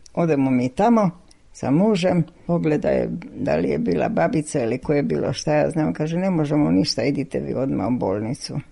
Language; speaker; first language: Serbian; non-native, local second language; Hungarian